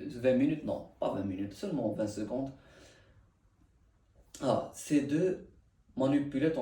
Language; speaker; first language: French; non-native, learner; Arabic